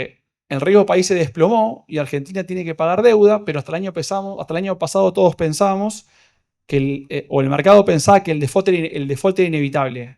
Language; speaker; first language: Spanish; native; Spanish